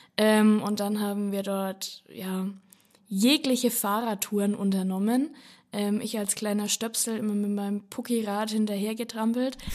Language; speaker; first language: German; native; German